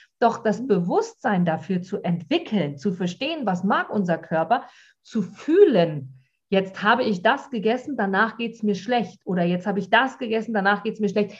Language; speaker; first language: German; native; German